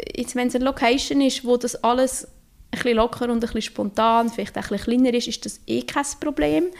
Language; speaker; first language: German; native; German